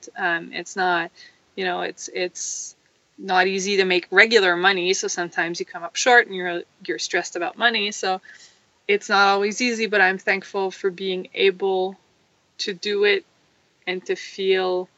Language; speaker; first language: English; non-native, fluent; French